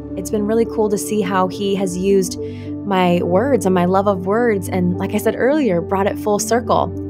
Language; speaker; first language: English; native; English